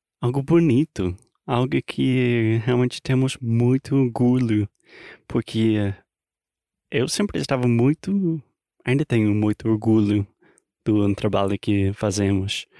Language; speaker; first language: Portuguese; non-native, fluent; English